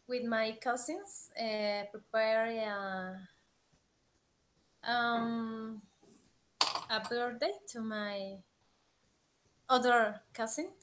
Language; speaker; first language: English; non-native, learner; Spanish